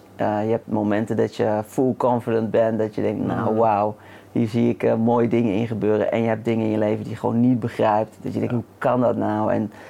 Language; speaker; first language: Dutch; native; Dutch